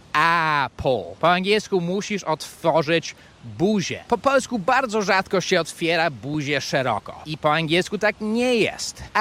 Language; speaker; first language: Polish; non-native, fluent; English